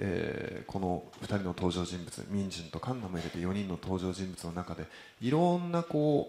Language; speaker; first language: Japanese; native; Japanese